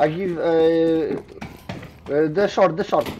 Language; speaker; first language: English; non-native, learner; Polish